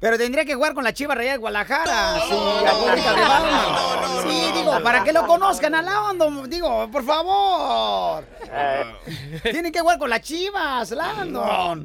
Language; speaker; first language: Spanish; native; Spanish